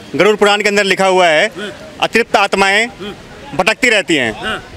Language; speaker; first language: Hindi; native; Hindi